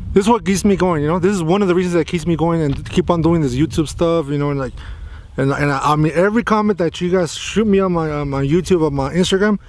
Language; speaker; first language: English; early bilingual, other home language; Spanish